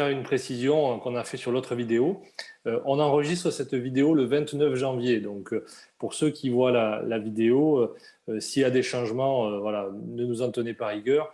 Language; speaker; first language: French; native; French